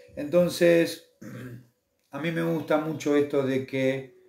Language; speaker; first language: Spanish; native; Spanish